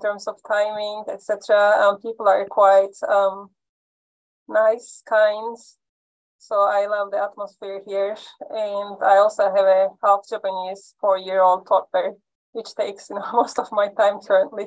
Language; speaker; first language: English; non-native, fluent; Turkish